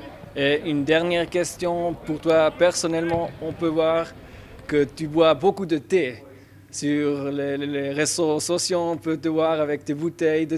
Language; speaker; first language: French; non-native, fluent; German